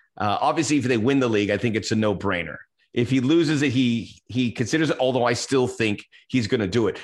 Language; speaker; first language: English; early bilingual, other home language; Spanish